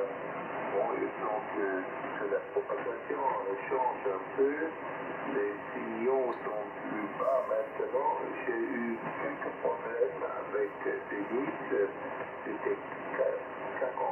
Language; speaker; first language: French; non-native, local second language; German